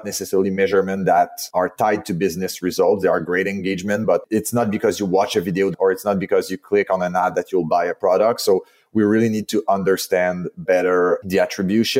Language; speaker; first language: English; non-native, fluent; French